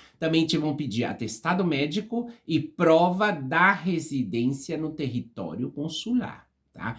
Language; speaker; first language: Portuguese; native; Portuguese